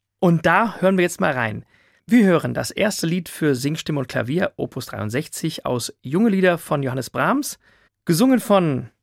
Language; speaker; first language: German; native; German